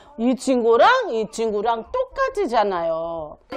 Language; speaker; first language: Korean; non-native, learner; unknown